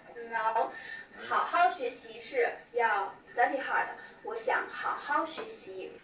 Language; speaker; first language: Chinese; non-native, learner; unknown